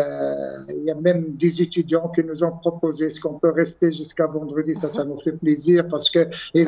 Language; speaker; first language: French; non-native, local second language; Arabic